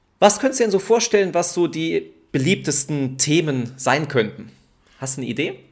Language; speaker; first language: German; native; German